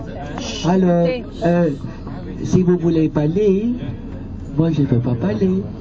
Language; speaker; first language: French; non-native, fluent; Dutch